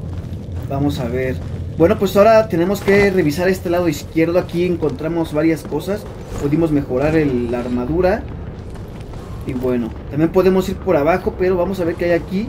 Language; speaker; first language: Spanish; native; Spanish